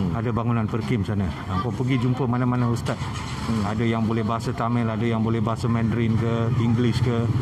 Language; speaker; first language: Malay; non-native, local second language; Tamil